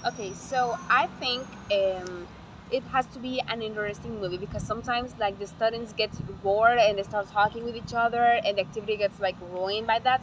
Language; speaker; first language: English; non-native, fluent; Spanish